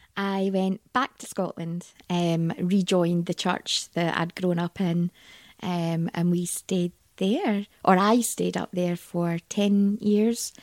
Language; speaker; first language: English; native; English